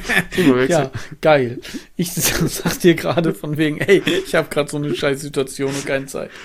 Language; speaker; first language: German; native; German